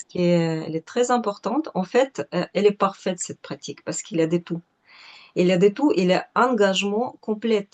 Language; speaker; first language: French; non-native, fluent; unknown